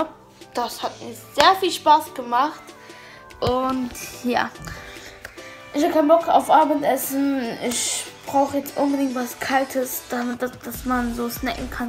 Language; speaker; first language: German; early bilingual, other home language; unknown